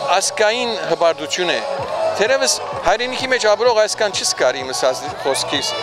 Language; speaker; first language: Armenian; early bilingual, heritage; Armenian